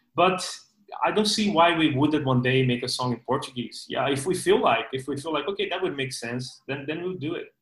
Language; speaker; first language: English; non-native, fluent; Portuguese